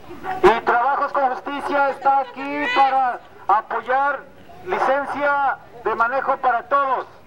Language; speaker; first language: Spanish; non-native, fluent; English